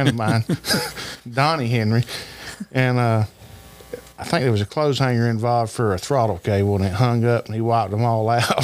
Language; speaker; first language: English; native; English